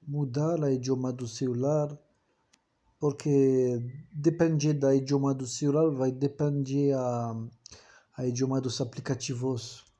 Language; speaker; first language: Portuguese; non-native, learner; French